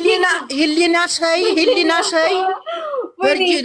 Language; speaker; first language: English; non-native, learner; Amharic